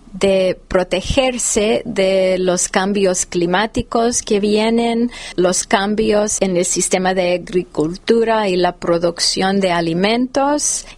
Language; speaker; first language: Spanish; non-native, fluent; English